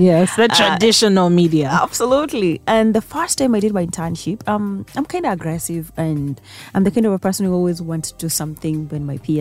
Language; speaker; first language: English; non-native, local second language; Gusii